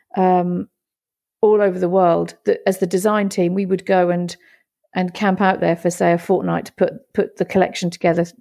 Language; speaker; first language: English; native; English